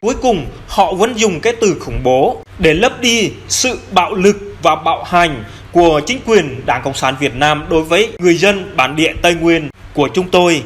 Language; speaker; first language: Vietnamese; non-native, local second language; Jarai